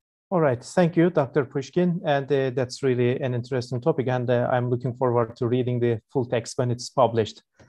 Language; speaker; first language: English; non-native, fluent; Turkish